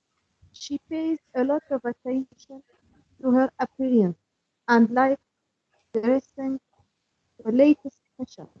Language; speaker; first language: English; non-native, learner; Arabic